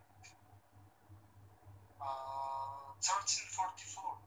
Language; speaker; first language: English; non-native, learner; Romany